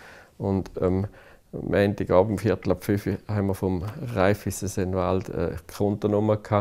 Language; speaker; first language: German; native; German